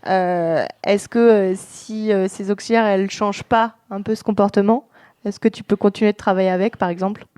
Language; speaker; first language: French; native; French